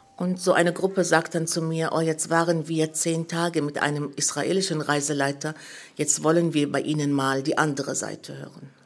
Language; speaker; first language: German; early bilingual, other home language; Arabic